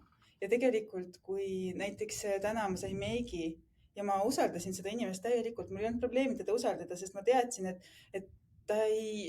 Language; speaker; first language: Estonian; native; Estonian